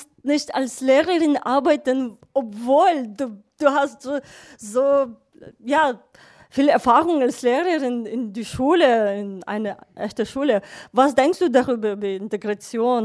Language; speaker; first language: German; non-native, fluent; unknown